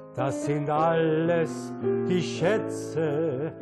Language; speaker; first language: German; native; German